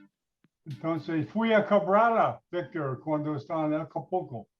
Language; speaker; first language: Spanish; non-native, learner; English